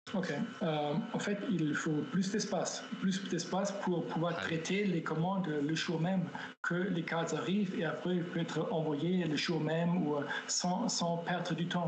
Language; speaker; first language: French; non-native, fluent; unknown